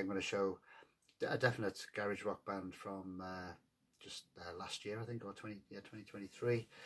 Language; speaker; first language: English; native; English